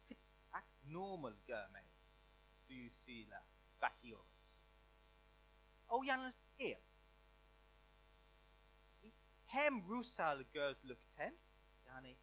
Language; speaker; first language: Turkish; non-native, learner; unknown